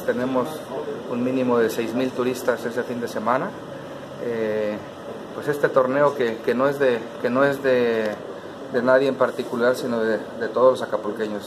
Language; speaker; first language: Spanish; native; Spanish